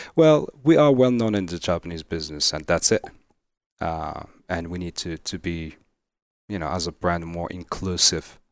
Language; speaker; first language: English; non-native, fluent; Arabic